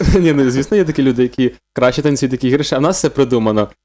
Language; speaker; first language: Ukrainian; native; Ukrainian